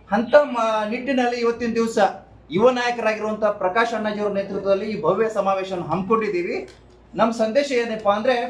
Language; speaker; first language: Kannada; non-native, local second language; Lambadi